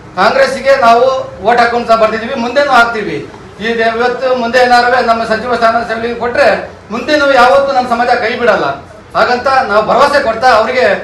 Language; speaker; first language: Kannada; non-native, local second language; Lambadi